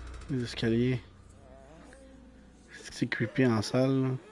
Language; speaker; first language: French; native; French